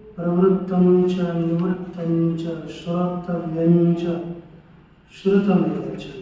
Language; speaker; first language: Hindi; non-native, local second language; Marathi